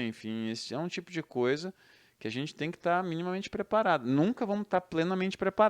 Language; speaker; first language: Portuguese; native; Portuguese